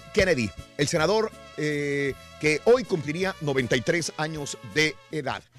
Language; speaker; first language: Spanish; native; Spanish